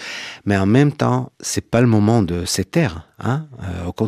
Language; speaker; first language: French; non-native, fluent; Hebrew